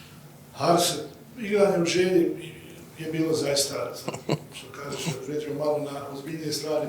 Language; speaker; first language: Bosnian; native; Bosnian